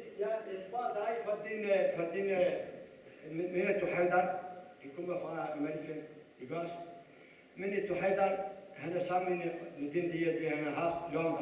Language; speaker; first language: Danish; non-native, learner; Arabic